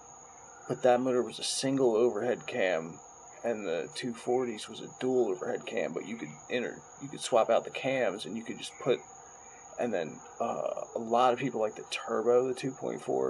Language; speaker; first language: English; native; English